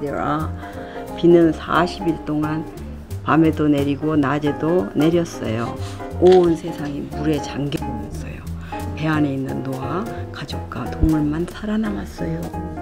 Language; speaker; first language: Korean; native; Korean